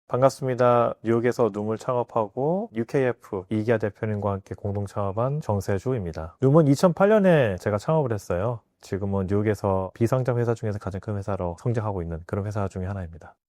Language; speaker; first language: Korean; native; Korean